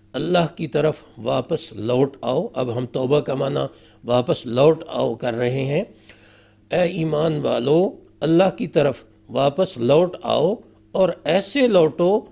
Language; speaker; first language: Urdu; native; Urdu